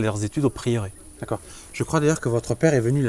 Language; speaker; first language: French; native; French